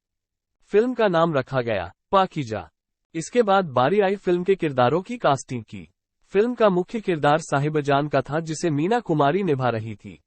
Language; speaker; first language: Hindi; native; Hindi